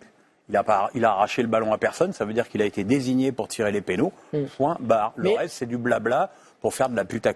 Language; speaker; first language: French; native; French